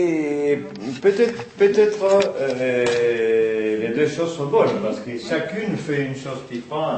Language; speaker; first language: French; non-native, fluent; Spanish